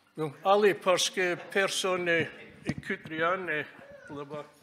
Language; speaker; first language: French; non-native, fluent; English